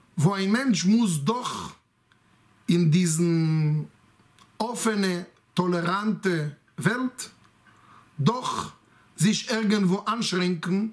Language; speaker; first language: German; non-native, fluent; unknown